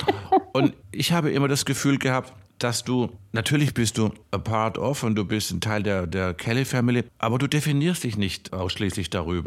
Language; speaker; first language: German; native; German